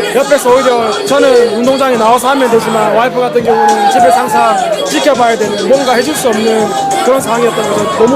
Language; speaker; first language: Korean; native; Korean